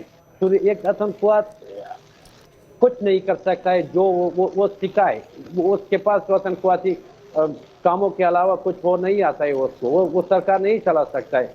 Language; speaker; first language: Hindi; non-native, fluent; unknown